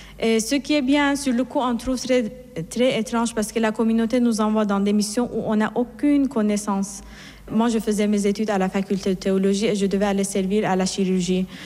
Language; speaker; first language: French; non-native, fluent; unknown